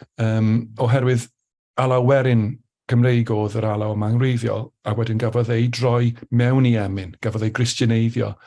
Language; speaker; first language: Welsh; native; Welsh